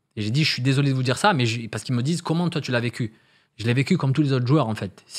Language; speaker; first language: French; native; French